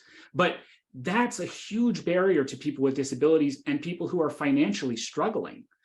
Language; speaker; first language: English; native; English